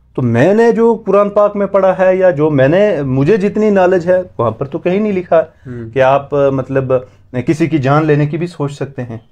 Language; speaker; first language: Hindi; native; Hindi